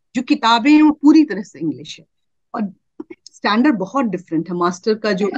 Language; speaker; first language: Hindi; native; Hindi